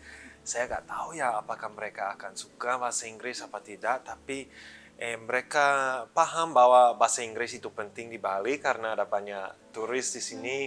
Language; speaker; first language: Indonesian; early bilingual, other home language; English